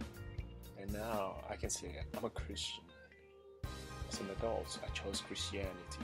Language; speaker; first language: English; non-native, local second language; Krio